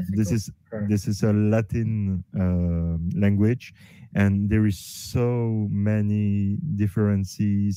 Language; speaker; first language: English; non-native, learner; French